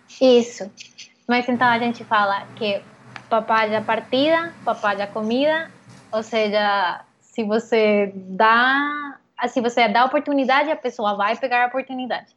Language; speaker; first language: Portuguese; non-native, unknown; Spanish